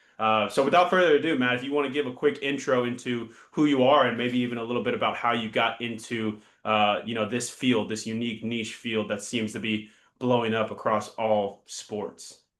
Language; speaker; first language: English; native; English